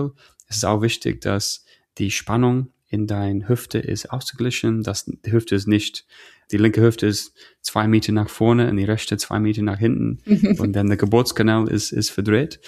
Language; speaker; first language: German; non-native, fluent; English